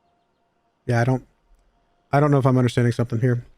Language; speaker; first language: English; native; English